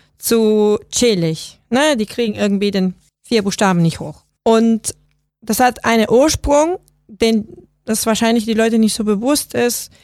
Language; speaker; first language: German; non-native, fluent; Spanish